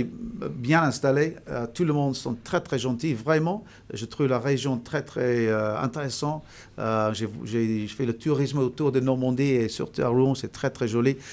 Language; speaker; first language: French; non-native, fluent; English